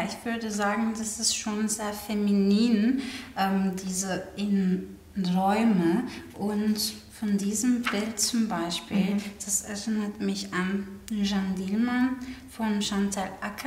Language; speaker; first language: German; non-native, fluent; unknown